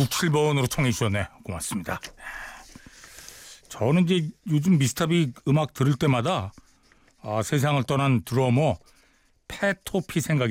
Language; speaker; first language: Korean; native; Korean